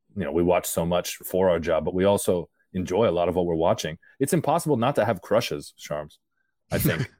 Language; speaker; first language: English; early bilingual, other home language; Portuguese